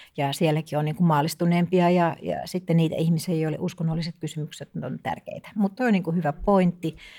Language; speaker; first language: Finnish; native; Finnish